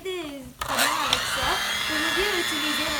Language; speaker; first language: French; non-native, local second language; English